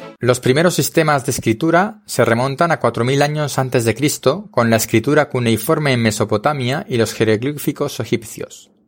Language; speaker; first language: Spanish; native; Spanish